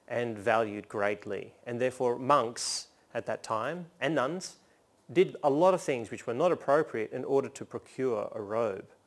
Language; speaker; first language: English; native; English